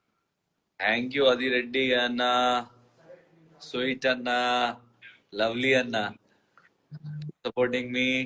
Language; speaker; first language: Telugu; non-native, learner; Hindi